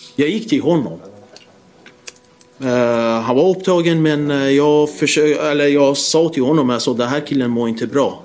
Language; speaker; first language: Swedish; non-native, fluent; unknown